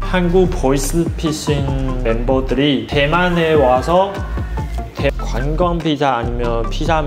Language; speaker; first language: Korean; non-native, fluent; Chinese